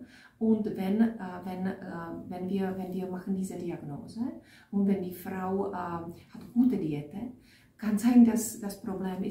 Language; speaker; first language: German; non-native, fluent; Czech